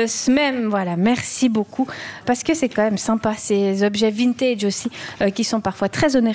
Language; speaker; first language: French; native; French